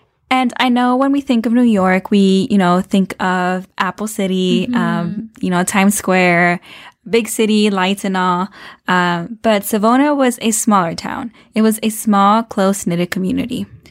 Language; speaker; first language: English; early bilingual, other home language; Spanish